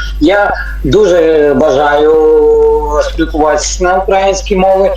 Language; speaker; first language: Ukrainian; non-native, learner; Tajik